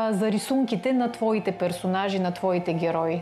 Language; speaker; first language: Bulgarian; native; Bulgarian